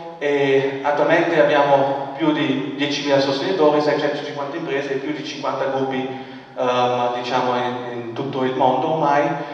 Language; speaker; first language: Italian; non-native, local second language; German